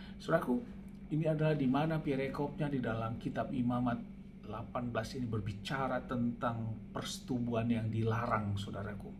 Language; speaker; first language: Indonesian; native; Indonesian